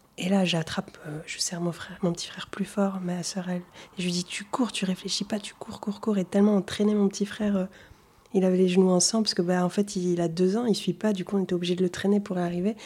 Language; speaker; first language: French; early bilingual, other home language; Arabic